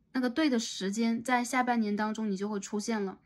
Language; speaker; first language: Chinese; native; Chinese